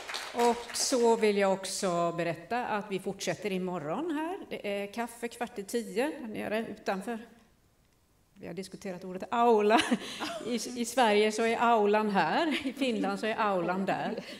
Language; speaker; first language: Swedish; native; Swedish